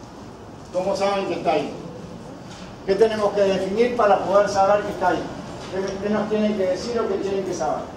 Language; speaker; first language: Spanish; native; Spanish